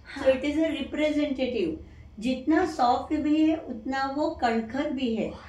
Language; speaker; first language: Hindi; non-native, local second language; Marathi